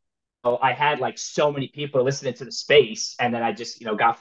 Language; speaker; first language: English; native; English